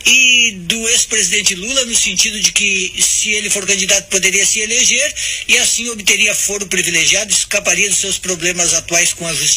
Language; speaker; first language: Portuguese; native; Portuguese